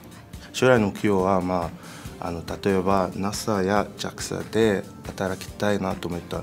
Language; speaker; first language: Japanese; non-native, fluent; English